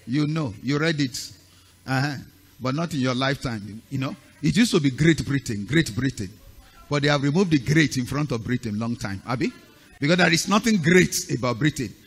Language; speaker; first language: English; non-native, local second language; Yoruba